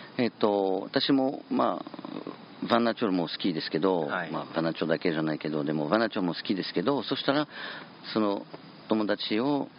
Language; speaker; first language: Japanese; non-native, learner; French